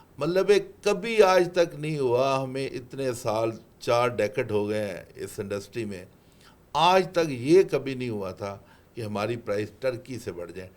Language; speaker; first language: Urdu; non-native, local second language; Punjabi